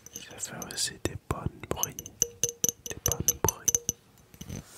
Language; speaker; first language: French; non-native, local second language; Dutch